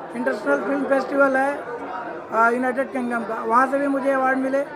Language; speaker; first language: Hindi; native; Hindi